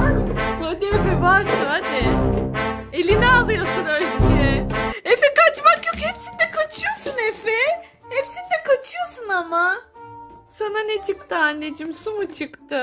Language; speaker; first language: Turkish; native; Turkish